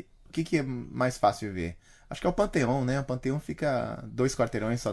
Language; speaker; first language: Portuguese; native; Portuguese